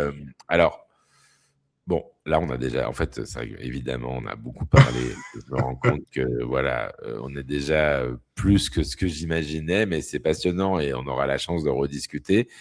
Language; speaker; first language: French; native; French